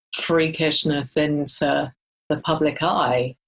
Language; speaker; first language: English; native; English